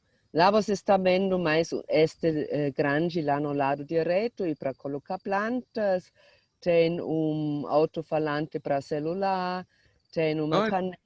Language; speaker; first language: Portuguese; non-native, fluent; German